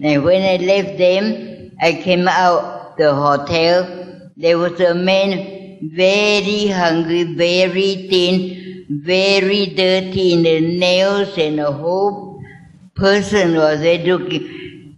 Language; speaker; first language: English; non-native, fluent; Min Nan Chinese